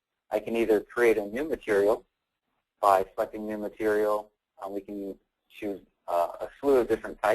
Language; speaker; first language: English; native; English